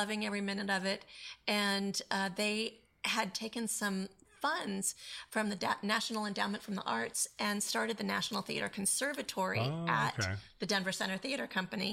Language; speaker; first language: English; native; English